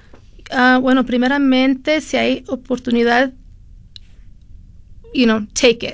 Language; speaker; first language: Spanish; early bilingual, heritage; Spanish